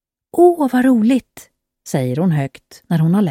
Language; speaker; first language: Swedish; native; Swedish